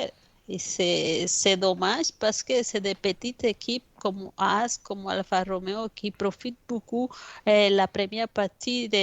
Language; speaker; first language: French; non-native, fluent; Spanish